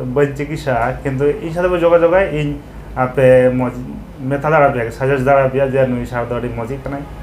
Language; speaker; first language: Bangla; non-native, local second language; Santali